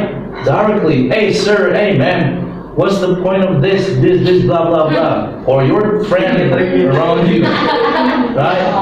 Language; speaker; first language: English; non-native, fluent; Indonesian